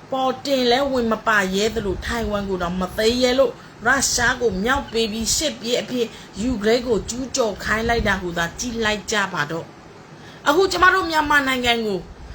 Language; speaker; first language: Burmese; non-native, local second language; Karen languages